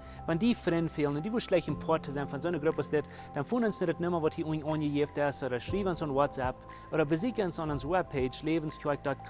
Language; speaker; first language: German; non-native, learner; Plautdietsch